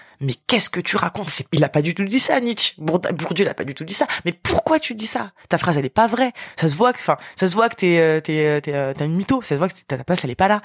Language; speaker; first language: French; early bilingual, other home language; Arabic